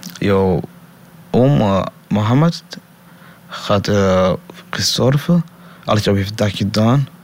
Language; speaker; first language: Dutch; non-native, learner; Somali